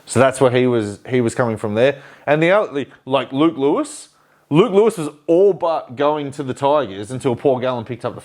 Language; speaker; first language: English; native; English